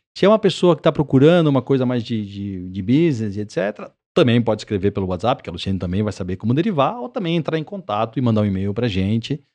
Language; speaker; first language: Portuguese; early bilingual, other home language; Spanish